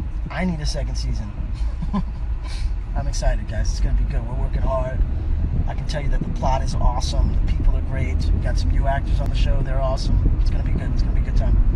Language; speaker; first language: English; early bilingual, other home language; Spanish